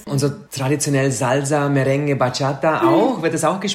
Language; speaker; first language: German; native; German